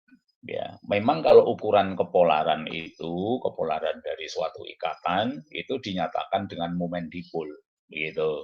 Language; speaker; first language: Indonesian; native; Indonesian